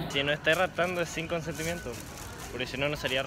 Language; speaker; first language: Spanish; native; Spanish